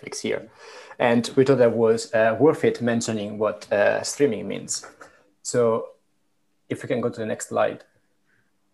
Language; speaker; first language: English; non-native, fluent; Italian